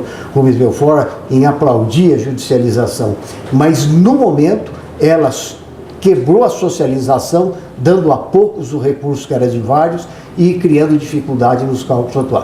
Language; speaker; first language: Portuguese; native; Portuguese